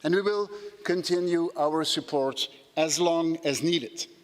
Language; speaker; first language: English; non-native, fluent; Dutch